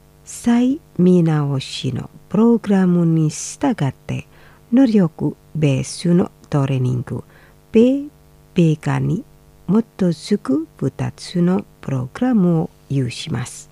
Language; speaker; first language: Japanese; non-native, fluent; Indonesian